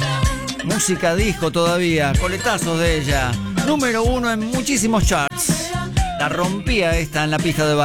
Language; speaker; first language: Spanish; native; Spanish